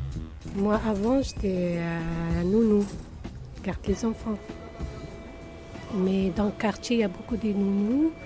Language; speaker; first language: French; non-native, learner; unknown